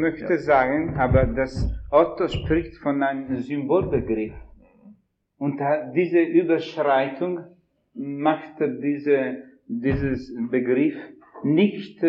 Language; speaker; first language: German; non-native, fluent; Italian